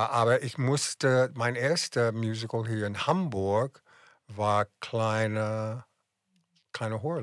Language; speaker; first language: German; non-native, fluent; English